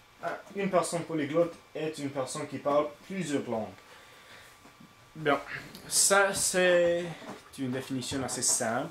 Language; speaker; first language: French; non-native, learner; English